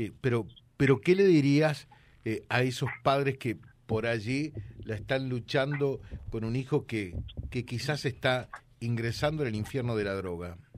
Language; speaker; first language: Spanish; native; Spanish